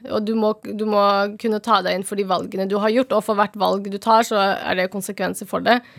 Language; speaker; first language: Norwegian; early bilingual, other home language; Somali